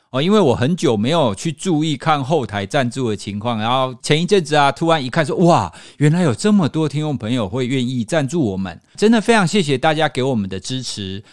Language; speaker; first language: Chinese; native; Chinese